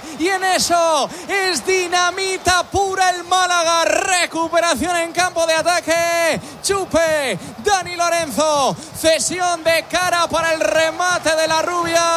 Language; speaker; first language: Spanish; native; Spanish